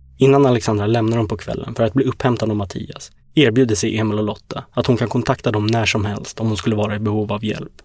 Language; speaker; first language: Swedish; native; Swedish